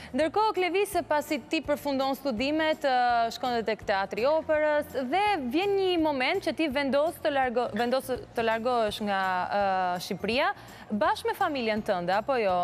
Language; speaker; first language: Albanian; native; Albanian